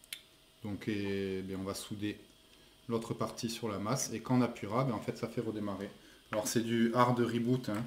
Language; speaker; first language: French; native; French